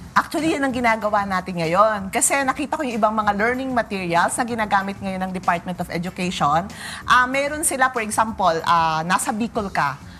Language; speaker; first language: Filipino; native; Filipino